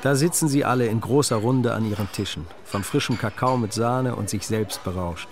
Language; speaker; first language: German; native; German